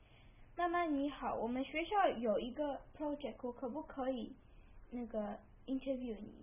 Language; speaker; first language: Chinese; early bilingual, heritage; Chinese